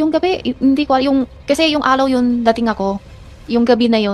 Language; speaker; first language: Filipino; non-native, learner; Chinese